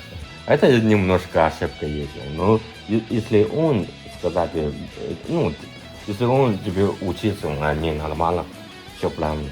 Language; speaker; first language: Russian; non-native, learner; Chinese